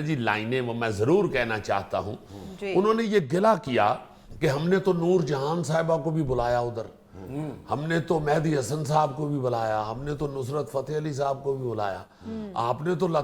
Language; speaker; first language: Urdu; native; Urdu